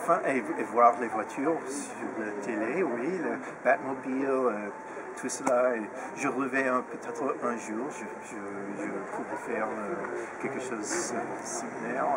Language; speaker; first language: French; non-native, fluent; English